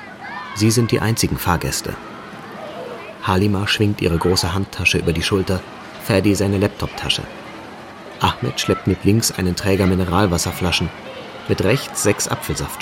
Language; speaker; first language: German; native; German